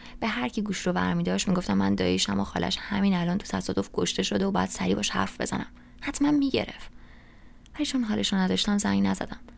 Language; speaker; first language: Persian; native; Persian